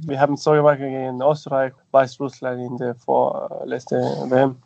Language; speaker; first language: German; non-native, fluent; Spanish